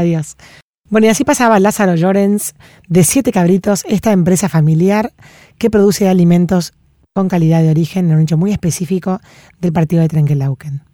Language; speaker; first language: Spanish; native; Spanish